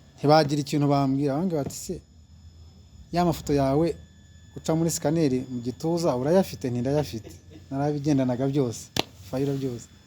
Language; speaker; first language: Kinyarwanda; early bilingual, heritage; Kinyarwanda